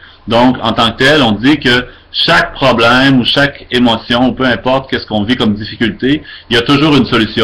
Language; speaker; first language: French; native; French